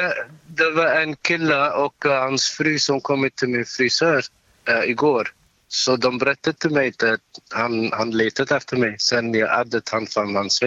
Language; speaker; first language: Swedish; non-native, learner; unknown